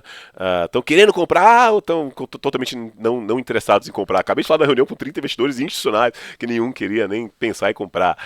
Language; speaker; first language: Portuguese; native; Portuguese